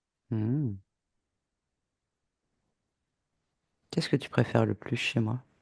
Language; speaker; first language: French; native; French